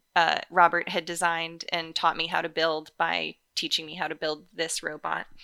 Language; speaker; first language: English; native; English